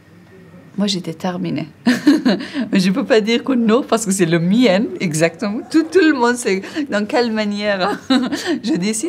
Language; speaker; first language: French; non-native, learner; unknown